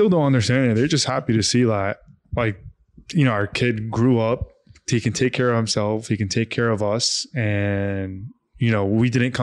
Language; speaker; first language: English; non-native, fluent; Arabic